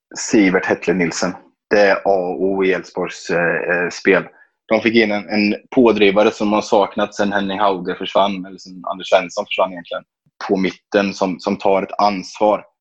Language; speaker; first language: Swedish; native; Swedish